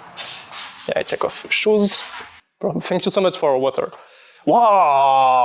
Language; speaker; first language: English; non-native, learner; French